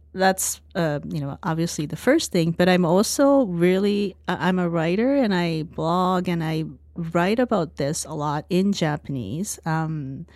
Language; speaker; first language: English; non-native, fluent; Japanese